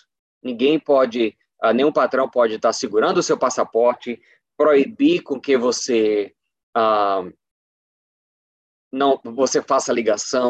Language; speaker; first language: Portuguese; native; Portuguese